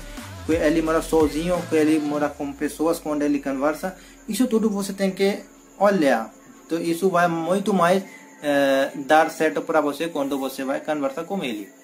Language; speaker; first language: Portuguese; non-native, learner; Hindi